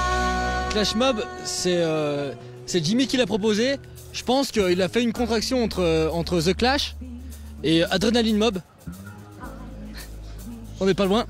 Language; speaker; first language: French; native; French